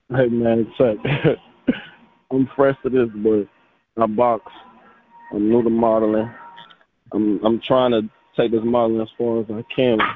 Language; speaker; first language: English; native; English